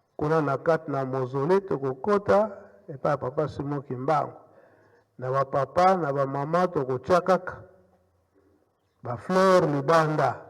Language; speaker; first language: Lingala; non-native, local second language; Kongo